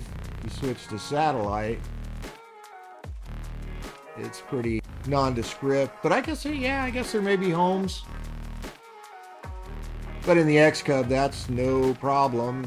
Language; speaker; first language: English; native; English